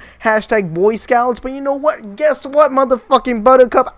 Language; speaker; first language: English; native; English